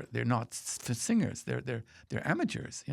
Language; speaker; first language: English; native; English